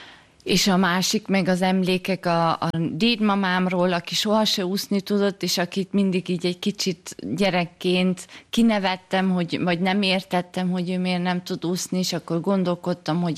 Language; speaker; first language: Hungarian; early bilingual, heritage; German